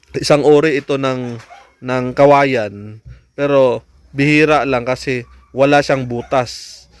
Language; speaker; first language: Filipino; non-native, local second language; Cebuano